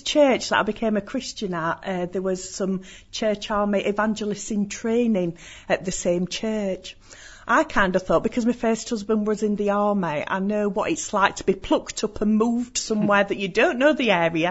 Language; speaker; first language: English; native; English